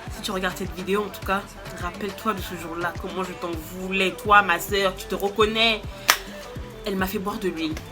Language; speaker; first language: French; native; French